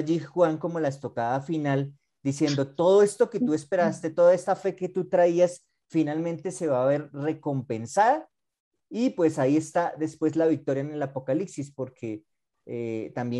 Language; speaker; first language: Spanish; native; Spanish